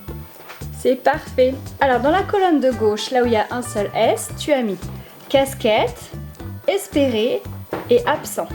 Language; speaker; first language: French; native; French